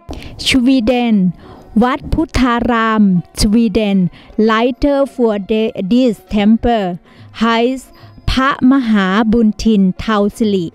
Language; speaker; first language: German; non-native, learner; Thai